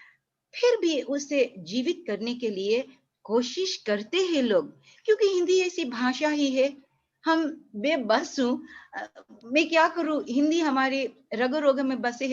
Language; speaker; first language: Hindi; non-native, fluent; English